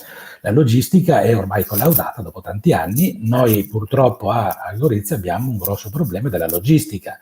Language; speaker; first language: Italian; native; Italian